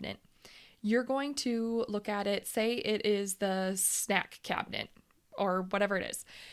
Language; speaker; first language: English; native; English